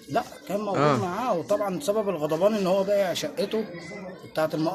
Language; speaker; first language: Arabic; native; Arabic